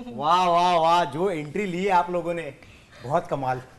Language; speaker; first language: Hindi; non-native, local second language; Marathi